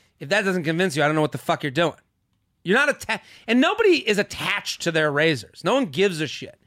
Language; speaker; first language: English; native; English